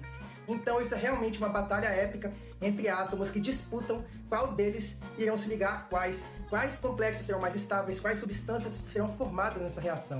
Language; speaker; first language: Portuguese; native; Portuguese